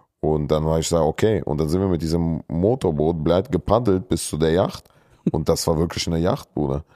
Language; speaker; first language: German; early bilingual, other home language; Russian